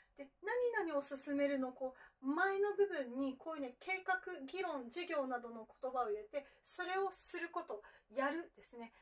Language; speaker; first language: Japanese; native; Japanese